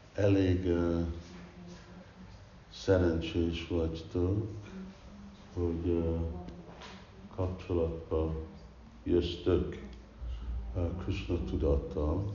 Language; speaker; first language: Hungarian; early bilingual, heritage; Hungarian